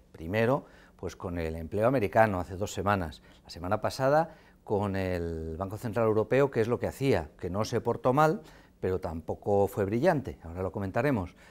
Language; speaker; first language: Spanish; native; Spanish